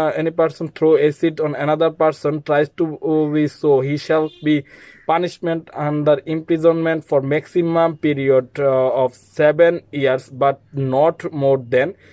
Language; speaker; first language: English; non-native, learner; Bangla